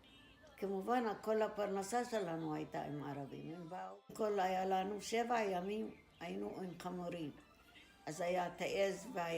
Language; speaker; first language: Hebrew; non-native, fluent; Arabic